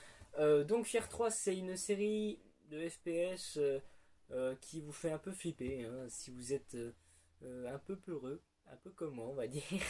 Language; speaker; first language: French; native; French